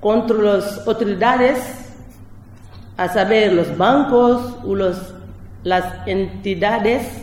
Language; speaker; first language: Spanish; non-native, learner; French